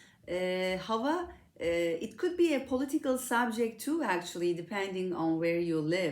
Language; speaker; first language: English; non-native, fluent; Turkish